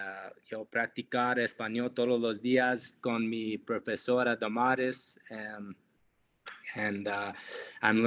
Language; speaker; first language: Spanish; non-native, learner; English